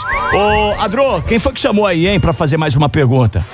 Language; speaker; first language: Portuguese; native; Portuguese